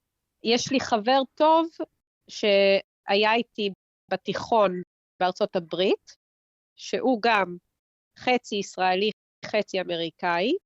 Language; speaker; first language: Hebrew; early bilingual, heritage; Hebrew